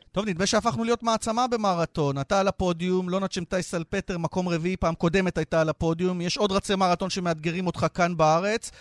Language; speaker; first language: Hebrew; native; Hebrew